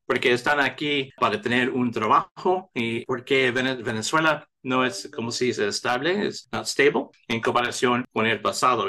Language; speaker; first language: Spanish; early bilingual, heritage; English